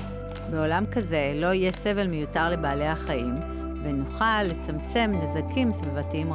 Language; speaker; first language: Hebrew; native; Hebrew